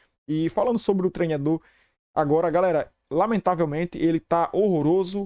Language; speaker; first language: Portuguese; native; Portuguese